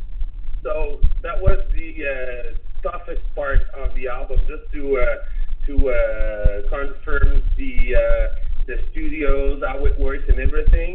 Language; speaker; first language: English; non-native, learner; French